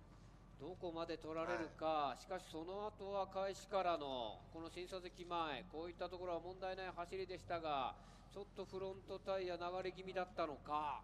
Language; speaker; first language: Japanese; native; Japanese